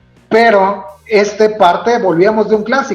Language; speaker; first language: Spanish; native; Spanish